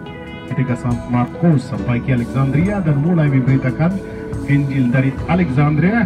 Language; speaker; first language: Indonesian; non-native, fluent; Arabic